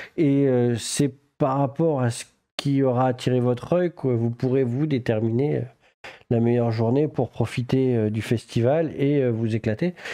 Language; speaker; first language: French; native; French